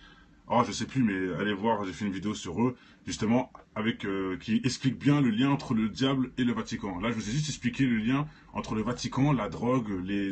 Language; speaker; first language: French; native; French